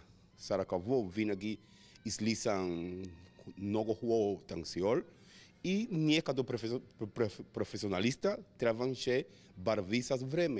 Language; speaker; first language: Bulgarian; non-native, learner; Spanish